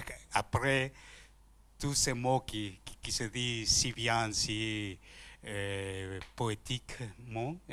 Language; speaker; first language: French; non-native, learner; Spanish